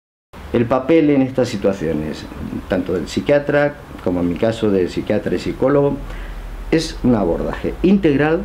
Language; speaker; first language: Spanish; native; Spanish